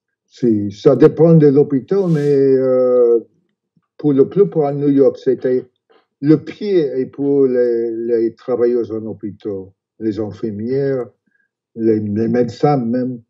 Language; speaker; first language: French; non-native, fluent; English